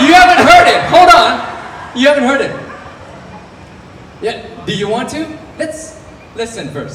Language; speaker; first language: English; non-native, fluent; Thai